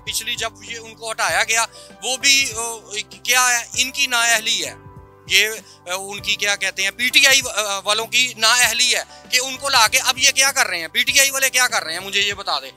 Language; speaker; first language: Urdu; native; Urdu